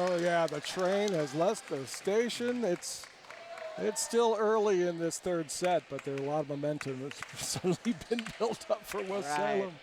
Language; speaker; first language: English; native; English